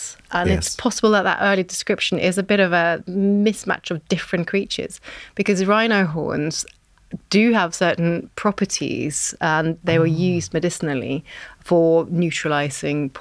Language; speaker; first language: English; non-native, fluent; Norwegian